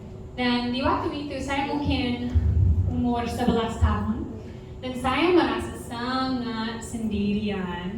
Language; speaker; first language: Indonesian; non-native, fluent; English